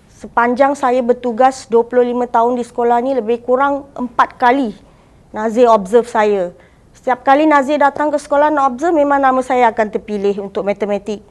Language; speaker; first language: Malay; non-native, local second language; Tamil